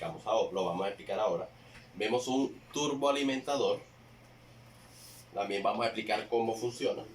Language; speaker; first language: Spanish; native; Spanish